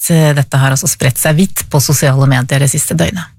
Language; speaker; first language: Norwegian; native; Norwegian